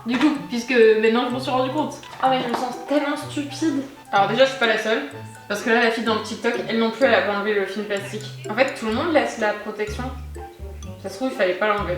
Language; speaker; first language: French; native; French